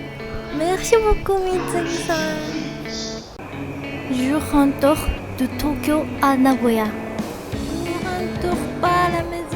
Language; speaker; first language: French; non-native, learner; Japanese